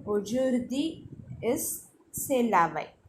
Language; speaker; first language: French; non-native, fluent; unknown